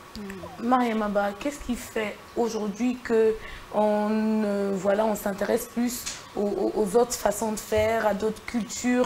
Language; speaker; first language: French; non-native, local second language; Lingala